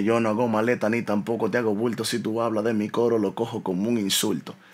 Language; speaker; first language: Spanish; early bilingual, heritage; Spanish